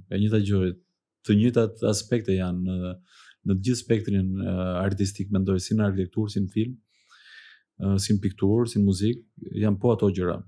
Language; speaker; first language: Albanian; early bilingual, heritage; Albanian